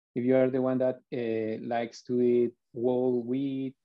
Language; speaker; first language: English; non-native, fluent; Spanish